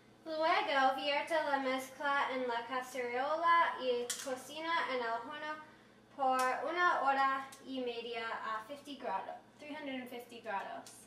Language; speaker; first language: Spanish; non-native, learner; English